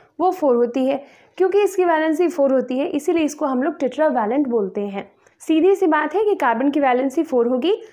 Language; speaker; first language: Hindi; native; Hindi